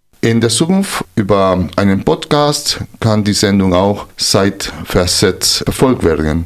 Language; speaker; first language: German; non-native, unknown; Spanish